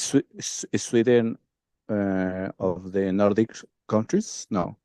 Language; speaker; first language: English; non-native, learner; Spanish